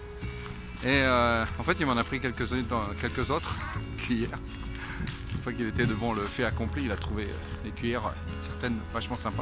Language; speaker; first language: French; native; French